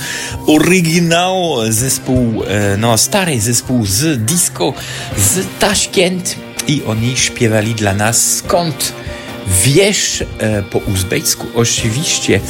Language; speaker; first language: Polish; non-native, fluent; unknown